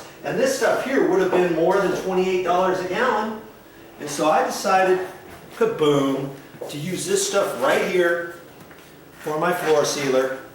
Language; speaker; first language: English; native; English